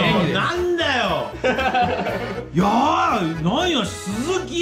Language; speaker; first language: Japanese; native; Japanese